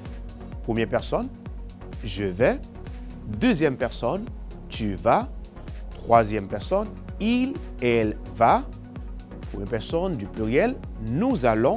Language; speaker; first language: French; non-native, fluent; Spanish